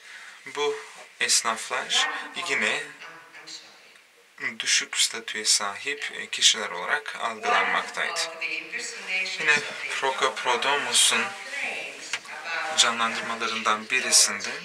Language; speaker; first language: Turkish; native; Turkish